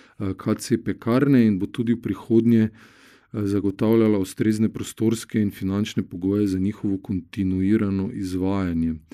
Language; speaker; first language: Slovenian; native; Slovenian